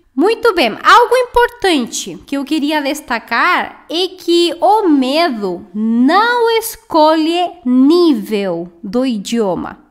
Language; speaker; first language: Portuguese; non-native, fluent; Spanish